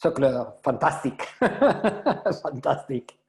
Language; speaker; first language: French; non-native, learner; Spanish